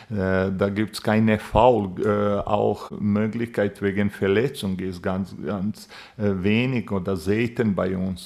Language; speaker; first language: German; non-native, fluent; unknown